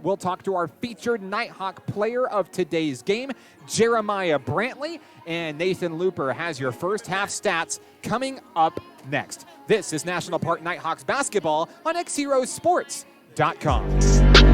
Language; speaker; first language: English; native; English